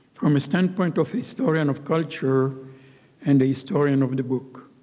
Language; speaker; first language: English; non-native, fluent; Hebrew